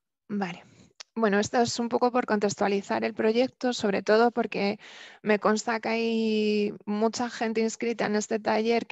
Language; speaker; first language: Spanish; native; Spanish